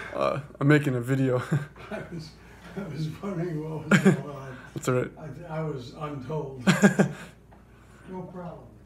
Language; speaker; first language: English; native; English